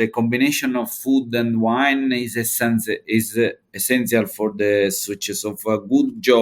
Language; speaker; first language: English; non-native, learner; Italian